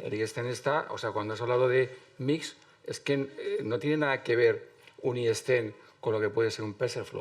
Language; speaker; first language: Spanish; native; Spanish